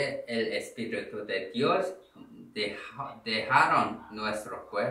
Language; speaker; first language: Spanish; non-native, learner; Korean